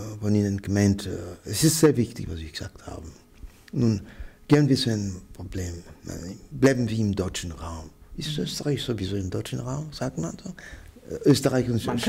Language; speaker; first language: German; non-native, fluent; Arabic